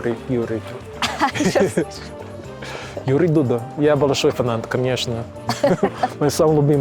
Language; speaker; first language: Russian; non-native, learner; English